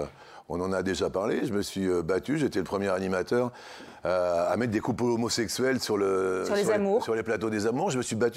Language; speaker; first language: French; native; French